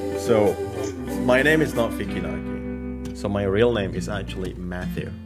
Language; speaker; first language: English; non-native, fluent; Indonesian